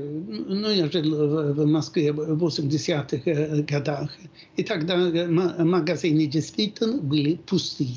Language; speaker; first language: Russian; non-native, fluent; Swedish